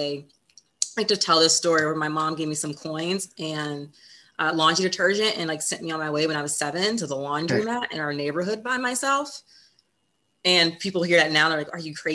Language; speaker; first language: English; native; English